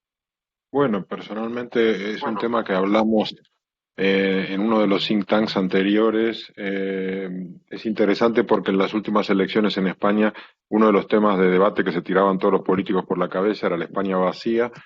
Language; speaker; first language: Spanish; native; Spanish